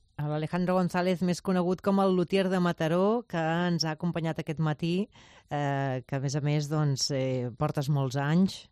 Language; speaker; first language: Catalan; non-native, local second language; Spanish